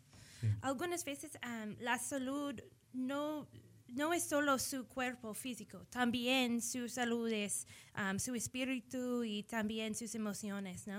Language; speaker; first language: Spanish; early bilingual, heritage; English